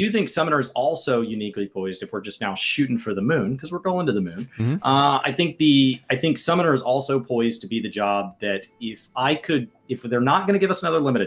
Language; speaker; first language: English; native; English